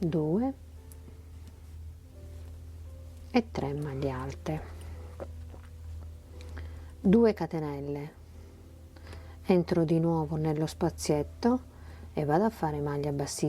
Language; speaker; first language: Italian; native; Italian